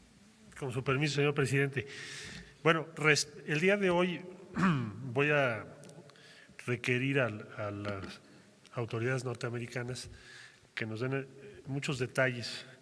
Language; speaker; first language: Spanish; native; Spanish